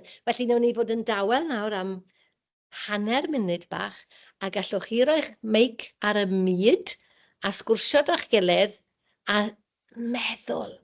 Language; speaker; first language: Welsh; native; Welsh